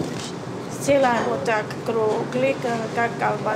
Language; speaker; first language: Russian; non-native, fluent; Georgian